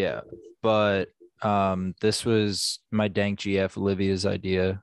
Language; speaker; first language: English; native; English